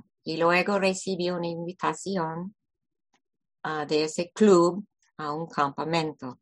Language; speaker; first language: Spanish; non-native, fluent; English